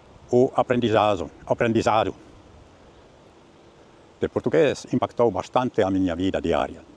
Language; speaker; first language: Portuguese; non-native, learner; Finnish